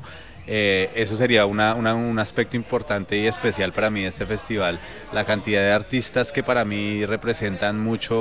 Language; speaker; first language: Spanish; native; Spanish